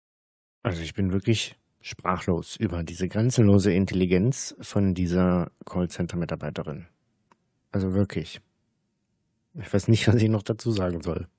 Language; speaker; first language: German; native; German